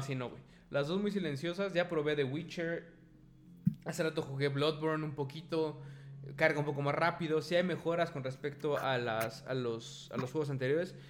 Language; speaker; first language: Spanish; native; Spanish